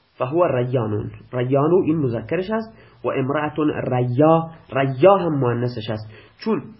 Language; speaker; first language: Persian; non-native, local second language; Baluchi